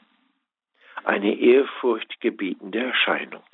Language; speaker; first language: German; native; German